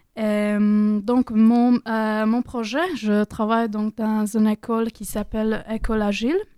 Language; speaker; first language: French; non-native, learner; Croatian